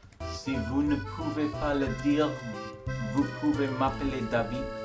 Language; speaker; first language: French; non-native, learner; English